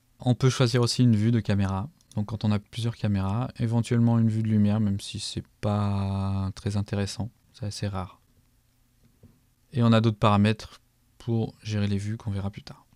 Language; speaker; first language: French; native; French